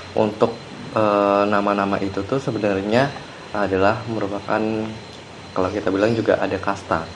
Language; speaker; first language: Indonesian; native; Indonesian